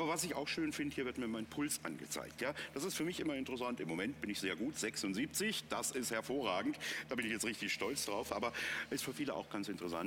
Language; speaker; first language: German; native; German